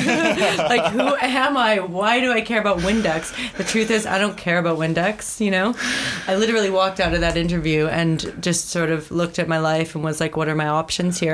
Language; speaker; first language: English; native; English